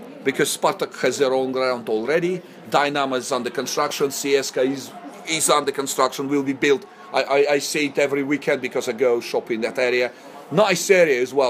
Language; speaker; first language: English; non-native, fluent; Russian